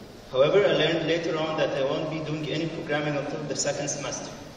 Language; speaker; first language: English; non-native, fluent; Arabic